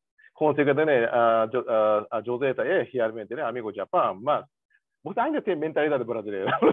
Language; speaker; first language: Portuguese; non-native, learner; Japanese